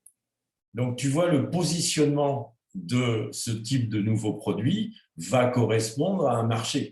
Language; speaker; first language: French; native; French